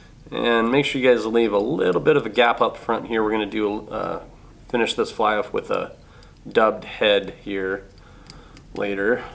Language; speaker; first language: English; native; English